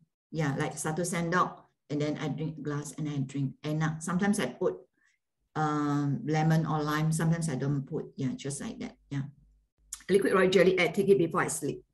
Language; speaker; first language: English; non-native, fluent; Malay